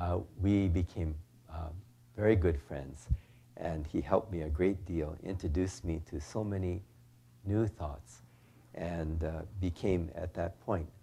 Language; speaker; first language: English; native; English